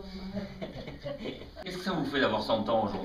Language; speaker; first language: French; native; French